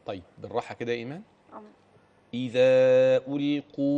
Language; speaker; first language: Arabic; native; Arabic